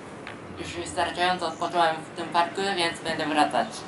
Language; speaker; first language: Polish; non-native, fluent; Japanese